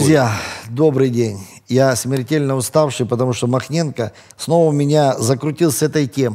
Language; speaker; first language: Russian; native; Russian